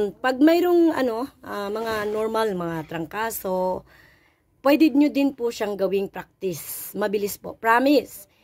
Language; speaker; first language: Filipino; non-native, local second language; Cebuano